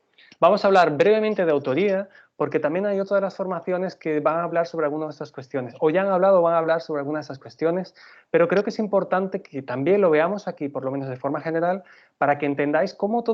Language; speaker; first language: Spanish; native; Spanish